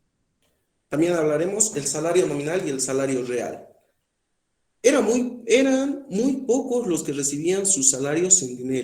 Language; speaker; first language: Spanish; native; Spanish